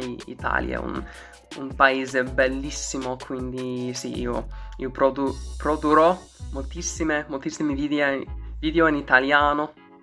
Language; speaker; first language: Italian; non-native, learner; English